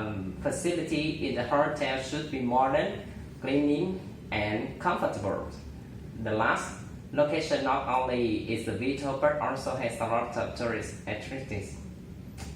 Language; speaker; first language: English; non-native, learner; Vietnamese